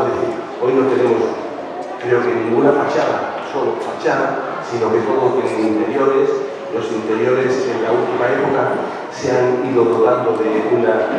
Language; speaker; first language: Spanish; native; Spanish